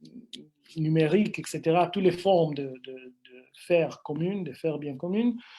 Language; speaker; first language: French; non-native, fluent; Italian